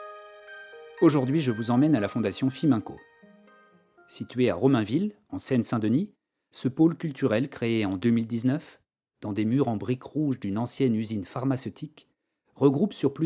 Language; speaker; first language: French; native; French